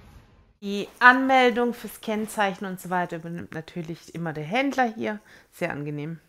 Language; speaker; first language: German; native; German